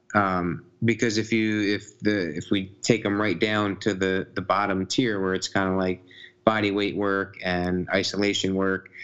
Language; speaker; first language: English; native; English